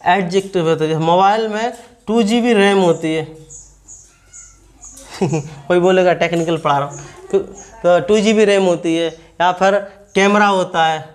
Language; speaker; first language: Hindi; native; Hindi